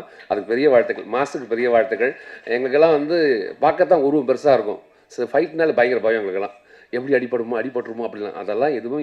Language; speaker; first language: Tamil; native; Tamil